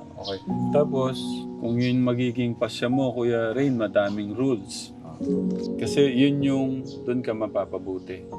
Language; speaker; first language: Filipino; native; Filipino